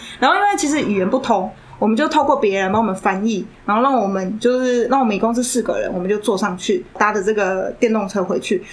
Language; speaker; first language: Chinese; native; Chinese